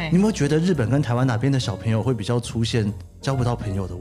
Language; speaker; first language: Chinese; native; Chinese